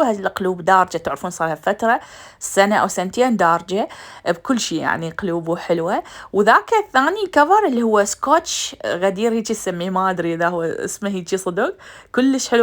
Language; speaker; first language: Arabic; native; Arabic